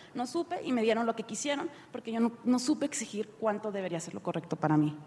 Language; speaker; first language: Spanish; native; Spanish